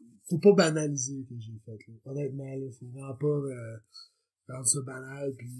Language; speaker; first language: French; native; French